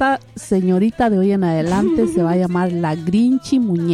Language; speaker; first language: Spanish; native; Spanish